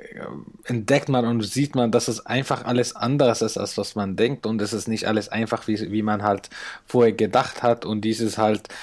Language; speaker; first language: German; non-native, fluent; Arabic